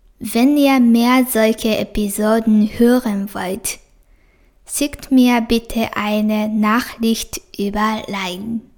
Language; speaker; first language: German; non-native, fluent; Japanese